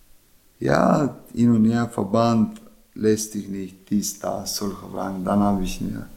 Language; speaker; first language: German; non-native, fluent; Chechen